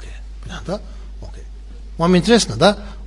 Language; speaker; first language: Russian; non-native, learner; Tibetan